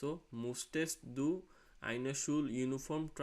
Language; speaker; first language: German; non-native, learner; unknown